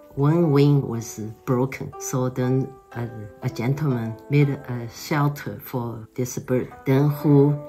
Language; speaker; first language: English; non-native, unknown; Chinese